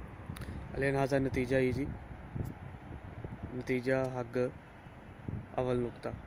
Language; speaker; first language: Arabic; non-native, learner; Urdu